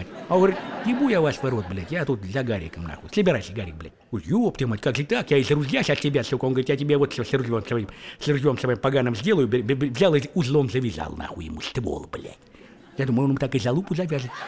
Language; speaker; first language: Russian; native; Russian